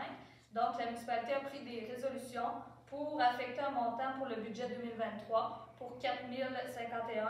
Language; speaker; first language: French; native; French